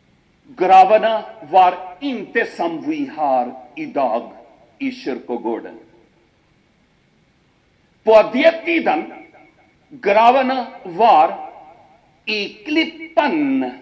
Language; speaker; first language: Swedish; non-native, fluent; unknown